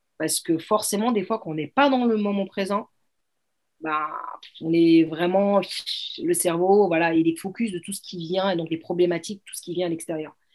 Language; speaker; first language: French; early bilingual, other home language; Arabic